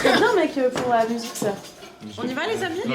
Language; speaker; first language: French; native; French